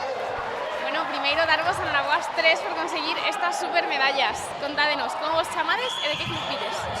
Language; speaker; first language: Galician; native; Galician